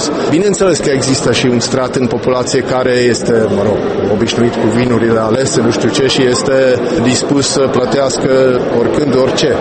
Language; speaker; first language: Romanian; non-native, fluent; Czech